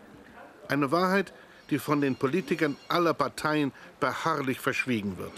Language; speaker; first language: German; native; German